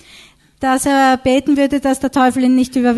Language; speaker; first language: German; native; German